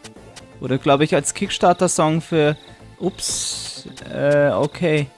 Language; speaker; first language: German; native; German